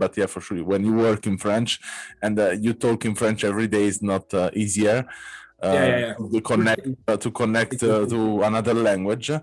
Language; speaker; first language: English; non-native, fluent; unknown